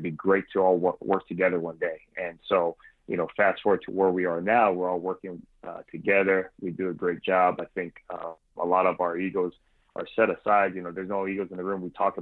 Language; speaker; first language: English; native; English